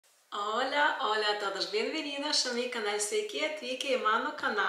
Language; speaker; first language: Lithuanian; non-native, local second language; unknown